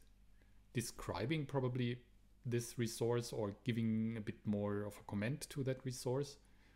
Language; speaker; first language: English; non-native, fluent; German